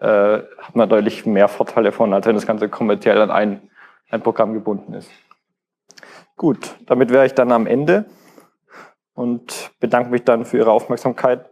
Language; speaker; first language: German; native; German